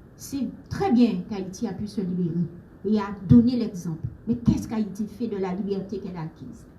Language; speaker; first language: French; native; French